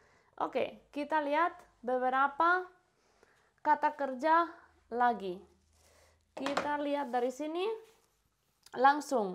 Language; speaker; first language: Indonesian; non-native, fluent; Spanish